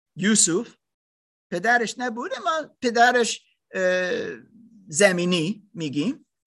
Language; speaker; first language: Persian; non-native, learner; German